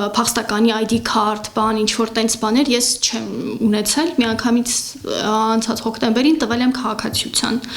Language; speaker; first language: Armenian; native; Armenian